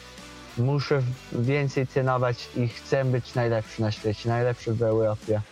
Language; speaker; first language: Polish; early bilingual, heritage; Polish